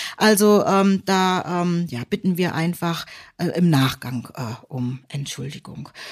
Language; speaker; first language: German; native; German